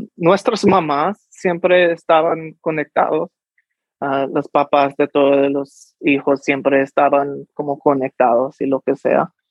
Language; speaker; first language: Spanish; early bilingual, heritage; English